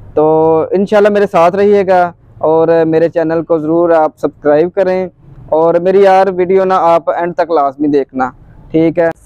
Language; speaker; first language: Urdu; non-native, local second language; Punjabi